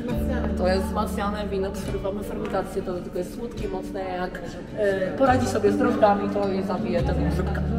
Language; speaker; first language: Polish; native; Polish